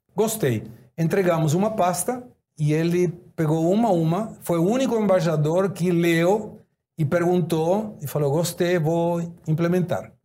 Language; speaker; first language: Portuguese; non-native, fluent; Spanish